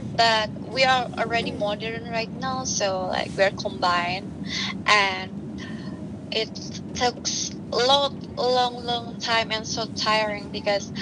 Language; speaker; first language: English; non-native, learner; Indonesian